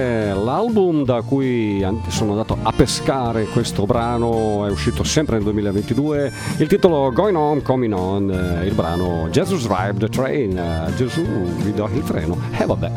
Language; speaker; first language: Italian; native; Italian